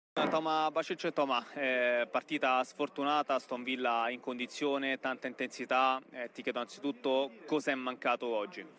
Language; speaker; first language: Italian; native; Italian